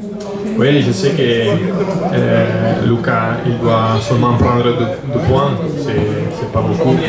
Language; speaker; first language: French; non-native, learner; Italian